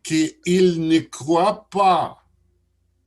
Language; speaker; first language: French; non-native, learner; Russian